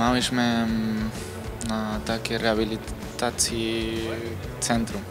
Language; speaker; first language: Polish; non-native, learner; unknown